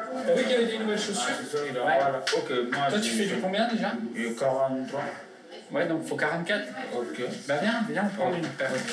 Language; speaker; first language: French; native; French